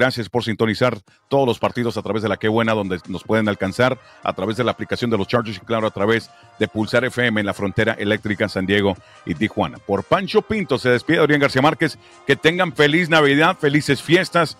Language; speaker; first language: Spanish; early bilingual, heritage; Spanish